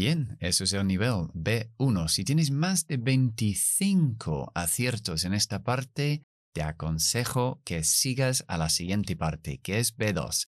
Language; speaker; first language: Spanish; non-native, fluent; English